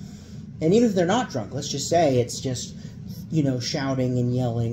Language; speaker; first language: English; native; English